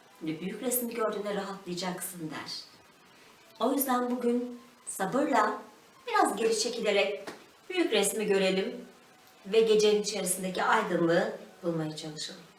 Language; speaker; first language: Turkish; native; Turkish